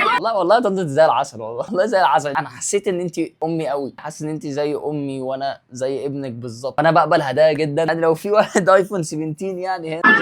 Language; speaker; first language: Arabic; native; Arabic